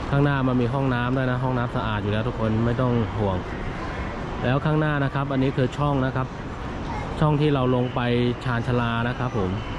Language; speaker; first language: Thai; non-native, fluent; Chinese